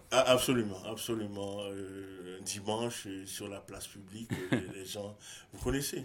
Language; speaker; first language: French; non-native, local second language; Haitian Creole